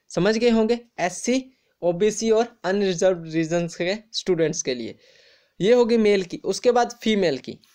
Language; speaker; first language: Hindi; native; Hindi